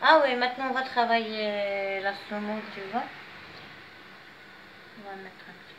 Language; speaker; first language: French; non-native, fluent; Arabic